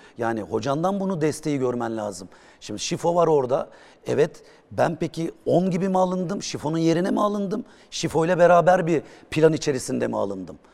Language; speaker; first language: Turkish; native; Turkish